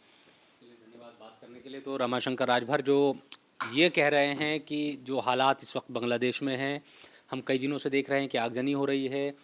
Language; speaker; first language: Hindi; native; Hindi